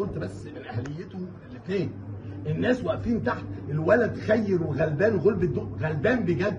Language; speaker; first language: Arabic; native; Arabic